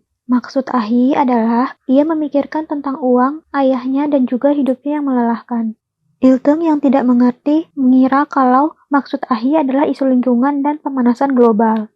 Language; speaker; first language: Indonesian; native; Indonesian